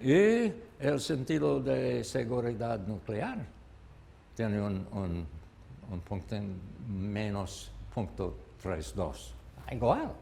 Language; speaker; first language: Spanish; non-native, learner; English